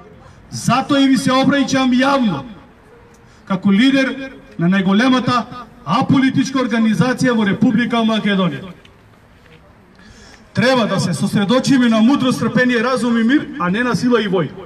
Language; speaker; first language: Macedonian; native; Macedonian